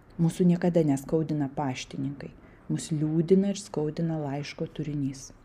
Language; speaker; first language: Lithuanian; non-native, local second language; Russian